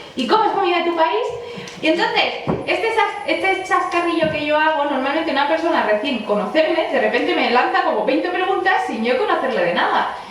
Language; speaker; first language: Spanish; early bilingual, other home language; Chinese